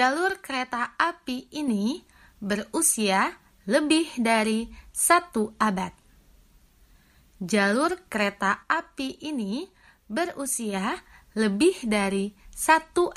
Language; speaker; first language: Indonesian; non-native, fluent; French